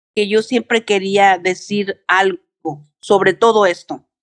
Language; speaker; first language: Spanish; early bilingual, heritage; Spanish